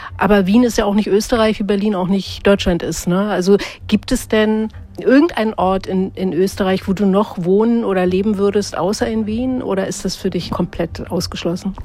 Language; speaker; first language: German; native; German